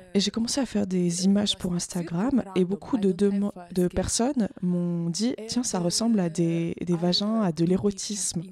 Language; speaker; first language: French; non-native, fluent; Ukrainian